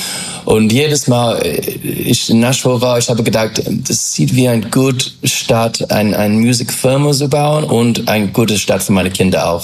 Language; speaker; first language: German; non-native, learner; English